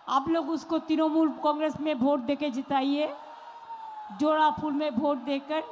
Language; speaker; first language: Hindi; non-native, local second language; Bangla